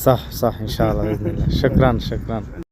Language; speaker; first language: Arabic; non-native, learner; Bangla